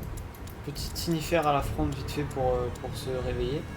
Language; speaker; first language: French; native; French